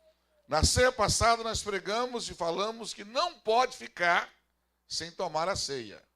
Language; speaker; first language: Portuguese; native; Portuguese